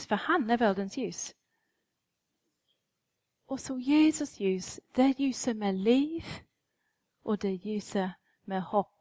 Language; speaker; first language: Swedish; non-native, fluent; English